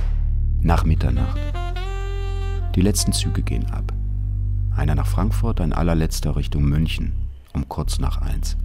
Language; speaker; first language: German; native; German